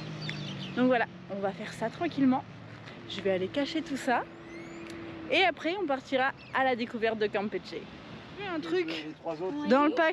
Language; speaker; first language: French; native; French